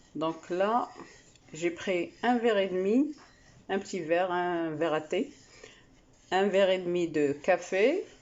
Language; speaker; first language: French; non-native, local second language; Arabic